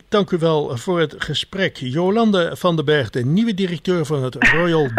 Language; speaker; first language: Dutch; native; Dutch